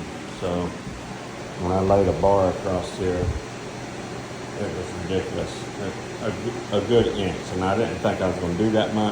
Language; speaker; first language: English; native; English